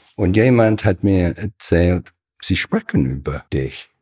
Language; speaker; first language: German; non-native, fluent; English